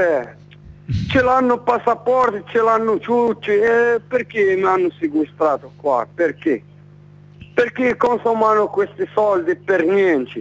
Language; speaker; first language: Italian; non-native, learner; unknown